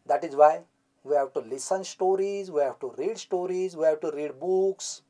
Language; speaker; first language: English; non-native, local second language; Marathi